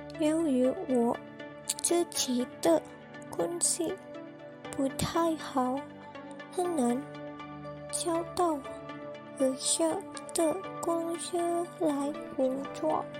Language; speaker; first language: Chinese; non-native, learner; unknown